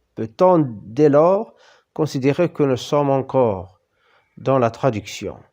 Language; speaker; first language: French; non-native, local second language; Arabic